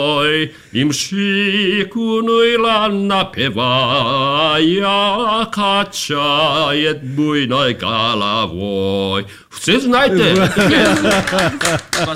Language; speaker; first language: Russian; non-native, fluent; Japanese